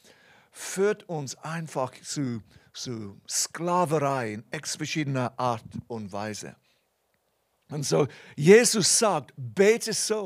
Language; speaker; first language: German; non-native, fluent; English